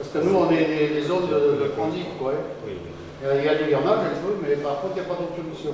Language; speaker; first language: French; native; French